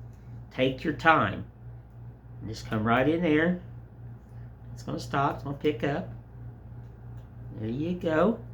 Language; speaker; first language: English; native; English